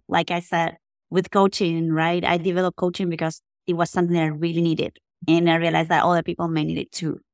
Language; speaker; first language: English; non-native, fluent; Spanish